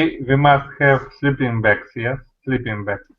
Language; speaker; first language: English; non-native, learner; Russian